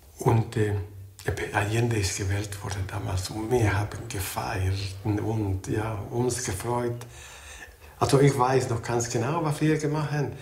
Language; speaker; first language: German; non-native, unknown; Spanish